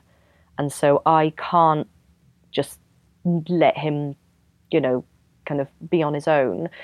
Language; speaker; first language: English; native; English